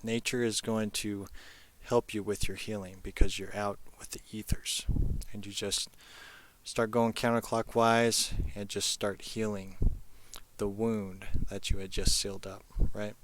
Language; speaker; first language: English; native; English